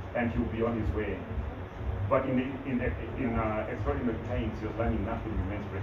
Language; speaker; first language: English; non-native, local second language; Kikuyu